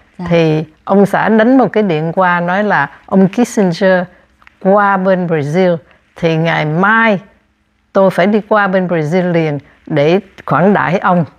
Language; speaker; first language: Vietnamese; native; Vietnamese